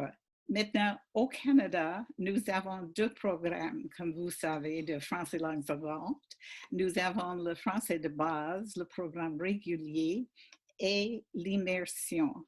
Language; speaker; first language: French; non-native, fluent; English